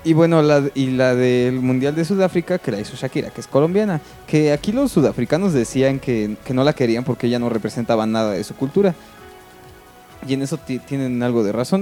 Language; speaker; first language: Spanish; native; Spanish